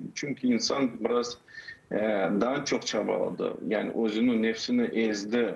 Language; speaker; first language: Turkish; non-native, fluent; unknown